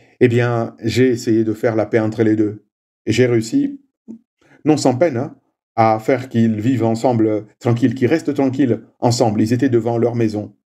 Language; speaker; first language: French; non-native, local second language; Swahili